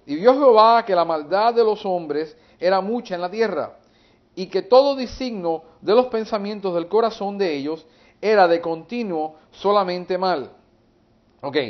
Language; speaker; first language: Spanish; early bilingual, heritage; English